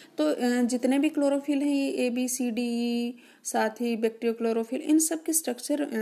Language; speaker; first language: Hindi; native; Hindi